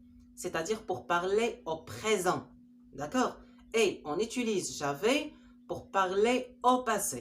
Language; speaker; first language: French; non-native, local second language; Arabic